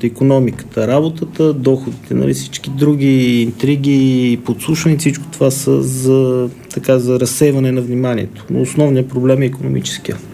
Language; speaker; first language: Bulgarian; native; Bulgarian